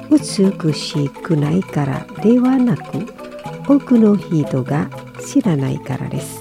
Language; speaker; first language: Japanese; non-native, fluent; Indonesian